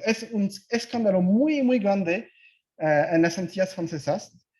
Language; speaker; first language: Spanish; non-native, fluent; French